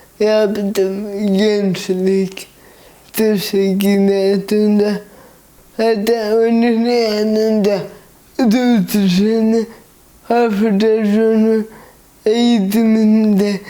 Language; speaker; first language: Turkish; early bilingual, heritage; Turkish